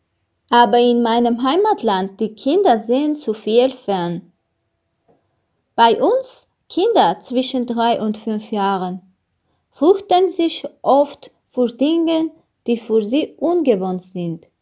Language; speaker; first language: German; non-native, learner; Armenian